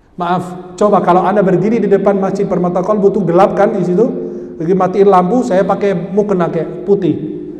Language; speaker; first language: Indonesian; non-native, fluent; Arabic